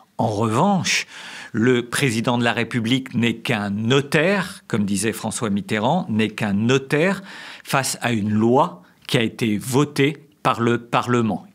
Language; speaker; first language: French; native; French